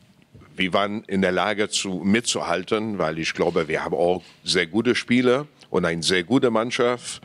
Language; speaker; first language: German; non-native, fluent; English